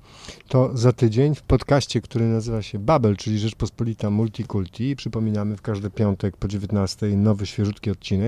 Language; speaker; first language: Polish; native; Polish